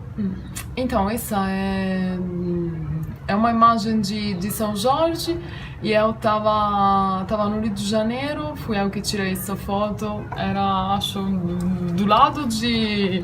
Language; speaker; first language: Portuguese; non-native, fluent; Italian